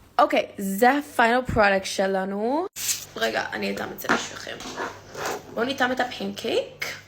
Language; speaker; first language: Hebrew; early bilingual, other home language; English